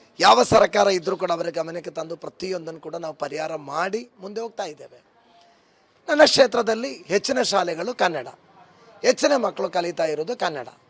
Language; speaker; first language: Kannada; native; Kannada